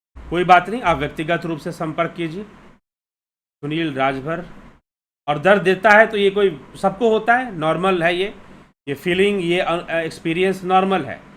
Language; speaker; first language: Hindi; native; Hindi